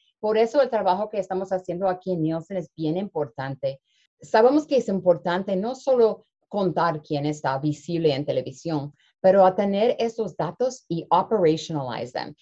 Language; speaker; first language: Spanish; early bilingual, heritage; Spanish